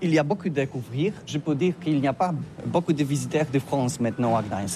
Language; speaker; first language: French; non-native, learner; Polish